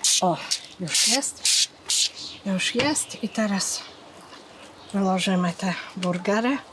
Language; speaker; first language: Polish; non-native, fluent; Ukrainian